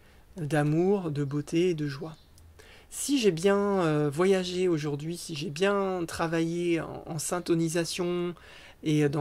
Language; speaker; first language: French; native; French